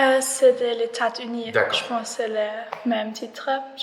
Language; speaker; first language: French; non-native, learner; German